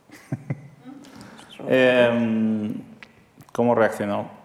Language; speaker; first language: Spanish; native; Spanish